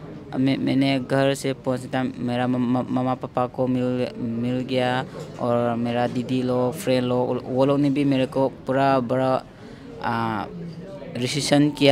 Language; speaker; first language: Hindi; non-native, local second language; Manipuri